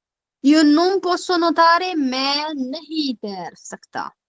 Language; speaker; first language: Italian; non-native, fluent; Urdu